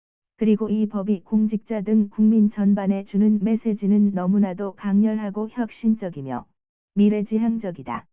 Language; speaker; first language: Korean; native; Korean